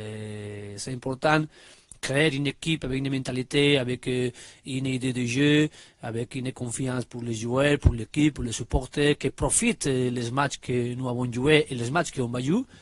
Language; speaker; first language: French; non-native, learner; Spanish